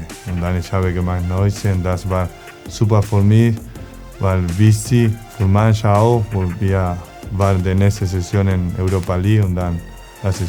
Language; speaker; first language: German; non-native, learner; Spanish